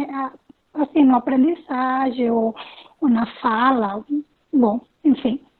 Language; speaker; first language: Portuguese; non-native, fluent; Spanish